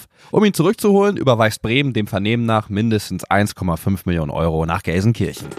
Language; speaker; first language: German; native; German